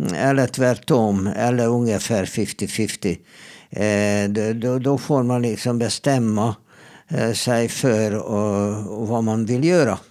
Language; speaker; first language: Swedish; non-native, fluent; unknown